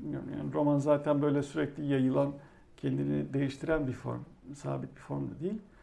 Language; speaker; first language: Turkish; native; Turkish